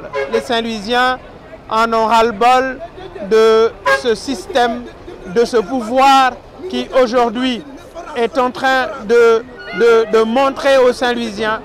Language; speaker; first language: French; non-native, local second language; Wolof